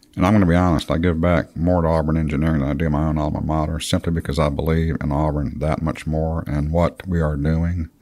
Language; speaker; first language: English; native; English